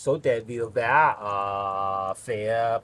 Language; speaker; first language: Danish; non-native, learner; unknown